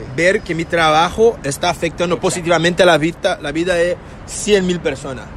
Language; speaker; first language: Spanish; non-native, fluent; Portuguese